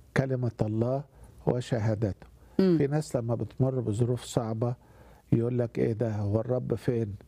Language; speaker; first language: Arabic; native; Arabic